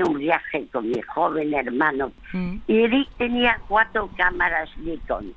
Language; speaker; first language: Spanish; early bilingual, other home language; French